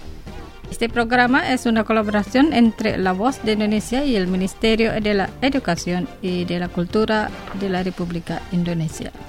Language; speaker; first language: Spanish; non-native, fluent; Indonesian